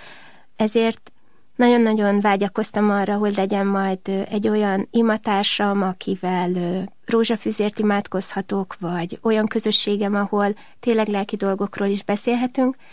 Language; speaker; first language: Hungarian; native; Hungarian